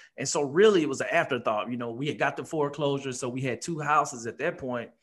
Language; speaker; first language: English; native; English